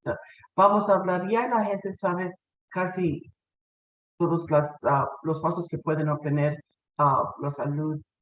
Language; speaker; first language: Spanish; non-native, fluent; English